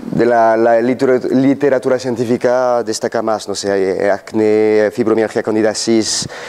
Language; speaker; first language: Spanish; non-native, fluent; French